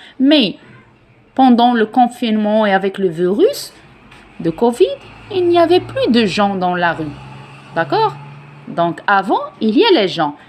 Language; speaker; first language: French; non-native, local second language; Arabic